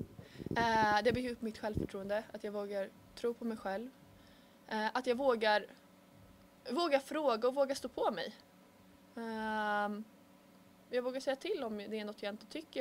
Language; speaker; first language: Swedish; native; Swedish